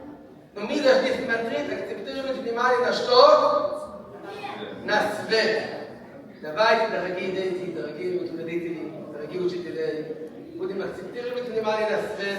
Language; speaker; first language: Russian; non-native, fluent; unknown